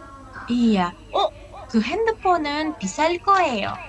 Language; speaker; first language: Korean; non-native, fluent; Indonesian